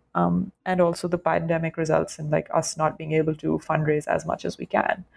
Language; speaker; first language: English; non-native, local second language; Urdu